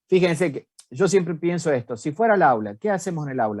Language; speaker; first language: Spanish; native; Spanish